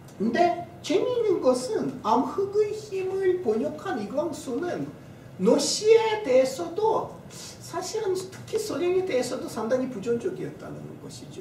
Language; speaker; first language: Korean; non-native, fluent; Russian